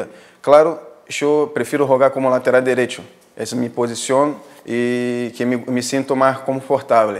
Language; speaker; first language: Spanish; non-native, fluent; Portuguese